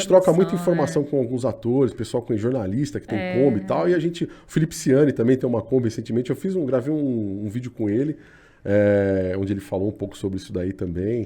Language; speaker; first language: Portuguese; native; Portuguese